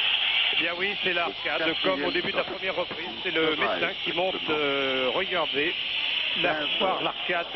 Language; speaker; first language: French; native; French